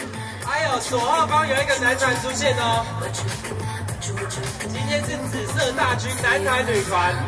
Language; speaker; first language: Chinese; native; Chinese